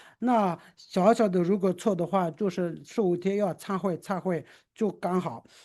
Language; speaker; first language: Chinese; non-native, local second language; Tibetan